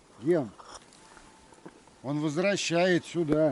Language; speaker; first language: Russian; native; Russian